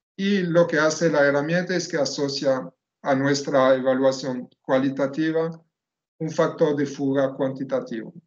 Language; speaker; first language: Spanish; non-native, fluent; French